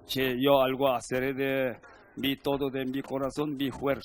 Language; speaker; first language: Spanish; non-native, learner; Korean